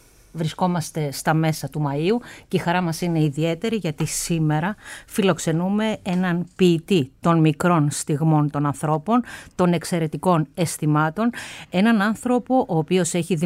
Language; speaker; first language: Greek; native; Greek